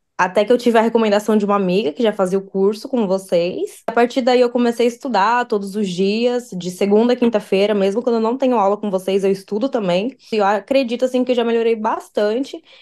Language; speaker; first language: Portuguese; native; Portuguese